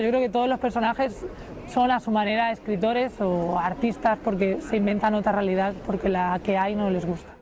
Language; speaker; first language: Spanish; native; Spanish